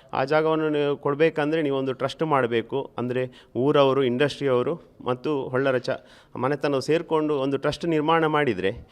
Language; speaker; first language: Kannada; native; Kannada